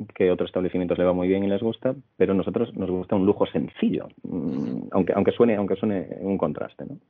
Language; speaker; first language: Spanish; native; Spanish